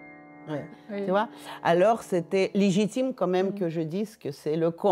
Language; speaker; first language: French; non-native, fluent; Russian